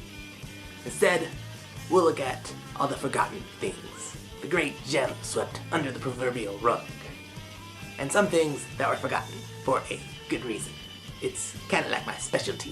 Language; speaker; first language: English; native; English